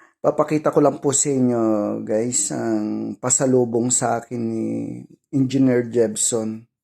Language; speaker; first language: Filipino; non-native, local second language; Cebuano